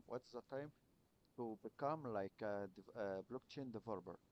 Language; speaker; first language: English; non-native, learner; Arabic